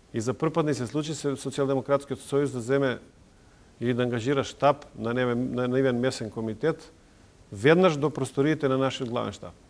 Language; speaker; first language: Macedonian; non-native, local second language; Serbian